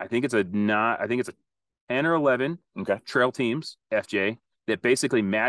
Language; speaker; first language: English; native; English